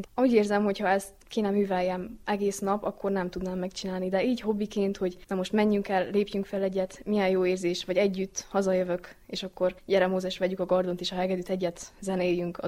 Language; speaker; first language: Hungarian; native; Hungarian